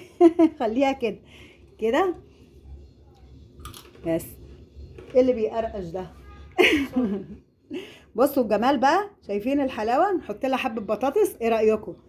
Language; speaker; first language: Arabic; native; Arabic